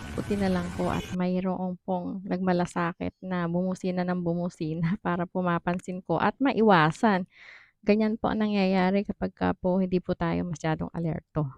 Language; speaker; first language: Filipino; native; Filipino